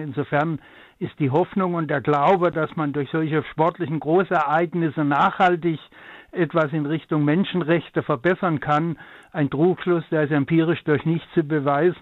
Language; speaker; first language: German; native; German